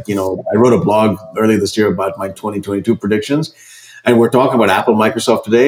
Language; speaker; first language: English; non-native, local second language; Malayalam